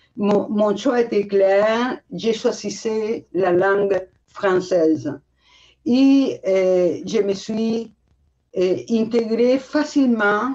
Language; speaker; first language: French; non-native, fluent; Spanish